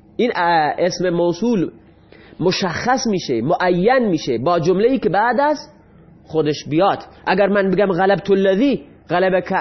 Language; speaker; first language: Persian; non-native, local second language; Baluchi